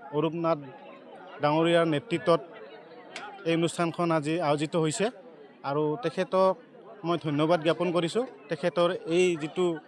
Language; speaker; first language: Assamese; native; Assamese